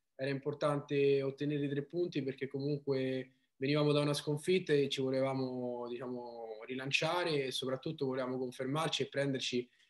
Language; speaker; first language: Italian; native; Italian